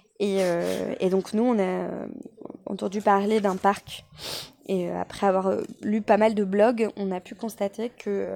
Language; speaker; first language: French; native; French